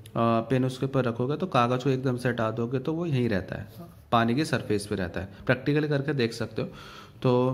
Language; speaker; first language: Hindi; native; Hindi